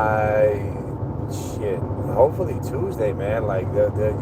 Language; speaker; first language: English; native; English